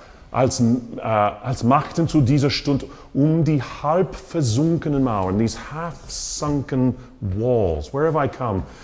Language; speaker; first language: German; non-native, fluent; English